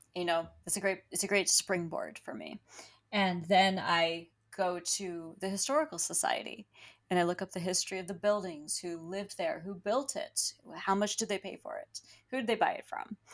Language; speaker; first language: English; early bilingual, other home language; Spanish